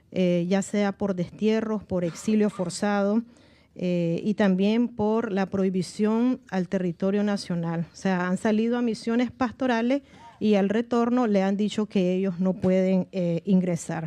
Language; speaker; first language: Spanish; native; Spanish